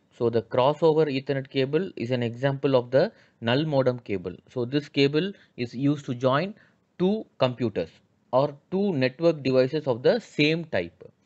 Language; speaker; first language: English; non-native, local second language; Tamil